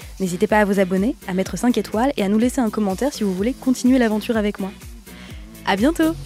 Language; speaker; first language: French; native; French